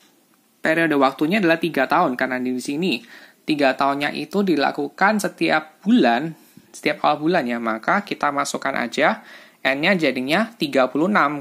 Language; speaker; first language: Indonesian; native; Indonesian